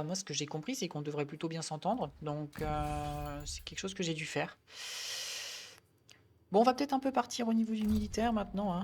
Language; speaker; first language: French; native; French